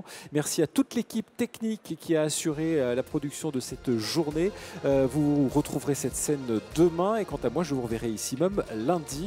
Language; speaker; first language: French; native; French